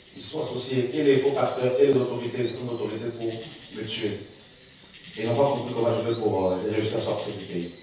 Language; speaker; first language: French; non-native, local second language; Lingala